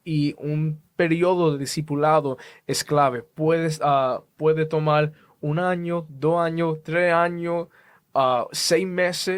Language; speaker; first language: Spanish; early bilingual, heritage; Spanish